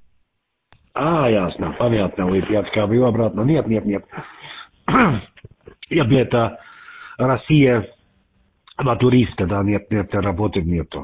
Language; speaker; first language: Russian; non-native, learner; German